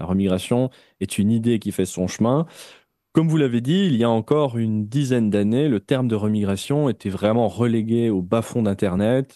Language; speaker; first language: French; native; French